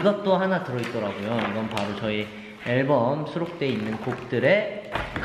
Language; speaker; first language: Korean; native; Korean